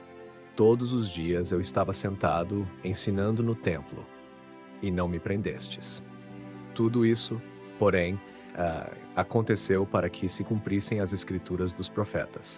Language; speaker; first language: Portuguese; native; Portuguese